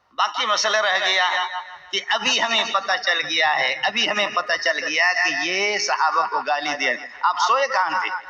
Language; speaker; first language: Urdu; non-native, local second language; Baluchi